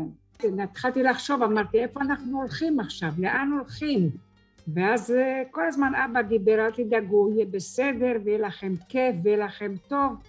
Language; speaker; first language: Hebrew; early bilingual, other home language; French